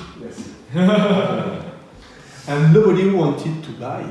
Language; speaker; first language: English; non-native, learner; French